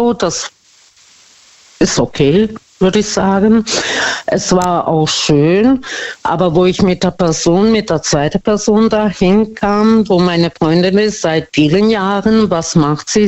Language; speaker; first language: German; non-native, fluent; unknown